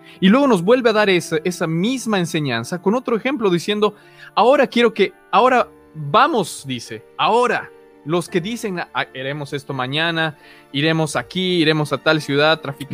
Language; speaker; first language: Spanish; native; Spanish